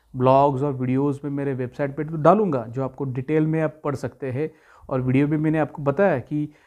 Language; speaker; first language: Hindi; non-native, local second language; Marathi